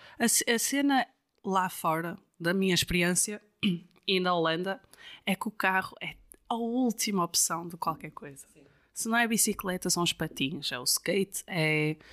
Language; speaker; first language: Portuguese; non-native, fluent; Dutch